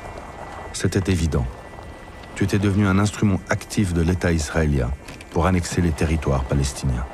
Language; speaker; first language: French; early bilingual, other home language; Arabic